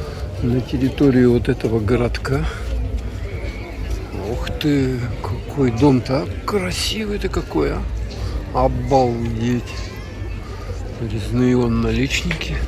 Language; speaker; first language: Russian; native; Russian